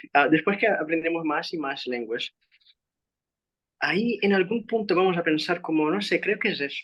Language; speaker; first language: Spanish; non-native, fluent; Portuguese